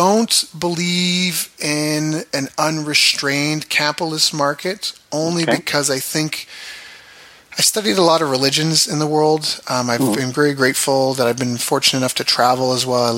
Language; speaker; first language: English; native; English